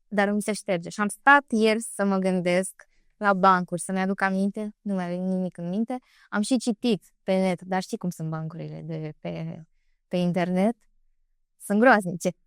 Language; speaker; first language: Romanian; native; Romanian